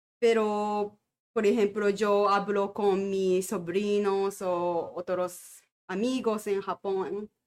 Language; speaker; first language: Spanish; non-native, learner; Japanese